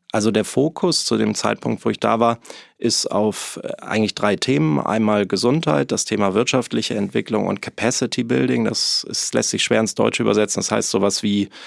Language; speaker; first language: German; native; German